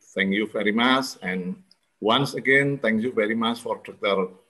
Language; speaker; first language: English; non-native, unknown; Indonesian